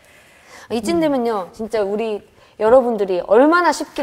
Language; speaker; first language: Korean; native; Korean